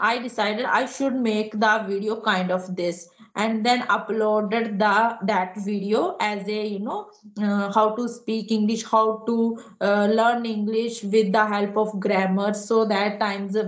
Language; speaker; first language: English; non-native, local second language; Hindi